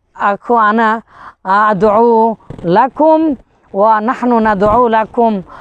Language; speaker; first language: Arabic; non-native, fluent; Bangla